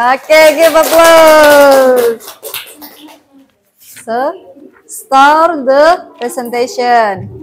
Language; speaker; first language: English; non-native, learner; Indonesian